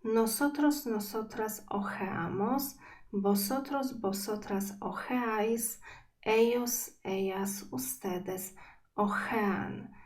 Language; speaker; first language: Spanish; non-native, fluent; Polish